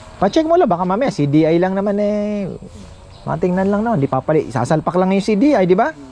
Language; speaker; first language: Filipino; non-native, local second language; Bikol